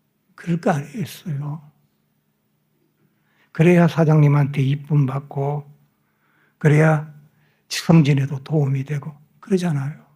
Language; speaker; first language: Korean; native; Korean